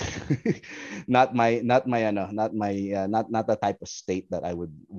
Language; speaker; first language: English; non-native, local second language; Filipino